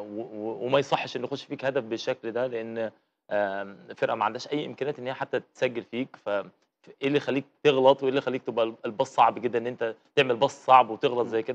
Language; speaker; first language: Arabic; native; Arabic